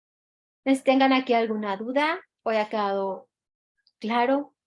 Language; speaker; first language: Spanish; native; Spanish